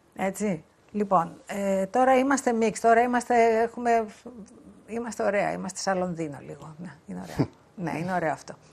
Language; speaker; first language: Greek; native; Greek